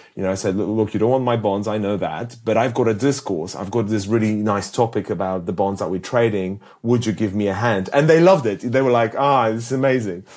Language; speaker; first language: English; early bilingual, other home language; Polish